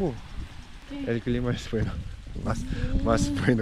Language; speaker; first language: Spanish; non-native, learner; Korean